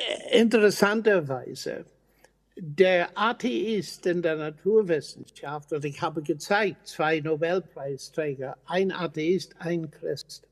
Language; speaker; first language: German; non-native, fluent; English